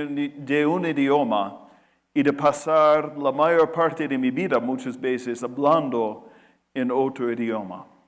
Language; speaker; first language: Spanish; non-native, fluent; English